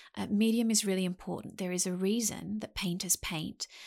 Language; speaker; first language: English; native; English